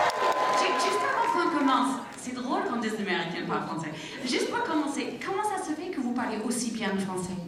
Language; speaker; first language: French; native; French